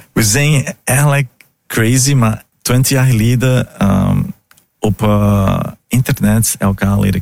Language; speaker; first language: Dutch; non-native, fluent; Italian